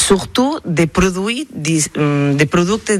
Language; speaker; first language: French; non-native, learner; Catalan